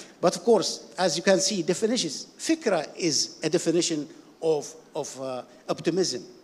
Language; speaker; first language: English; non-native, fluent; Arabic